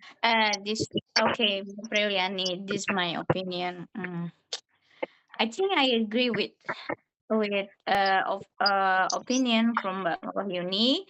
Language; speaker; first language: English; non-native, learner; Indonesian